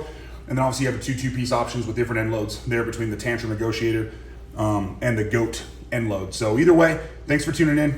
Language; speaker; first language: English; native; English